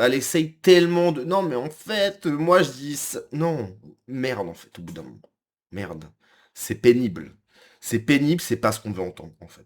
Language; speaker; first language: French; native; French